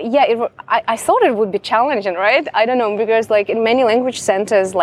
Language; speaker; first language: English; non-native, fluent; Russian